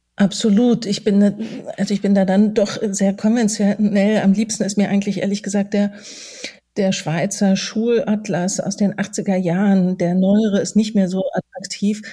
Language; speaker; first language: German; native; German